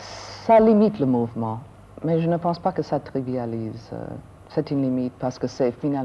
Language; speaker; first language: French; non-native, fluent; English